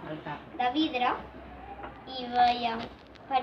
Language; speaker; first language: Catalan; early bilingual, other home language; Spanish